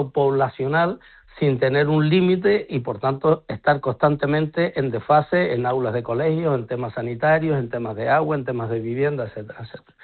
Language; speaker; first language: Spanish; native; Spanish